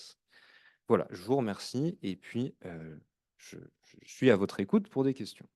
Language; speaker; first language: French; native; French